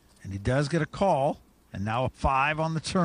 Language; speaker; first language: English; native; English